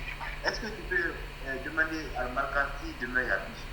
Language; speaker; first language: French; non-native, learner; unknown